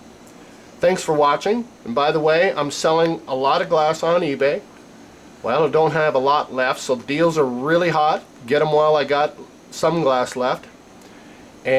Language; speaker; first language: English; native; English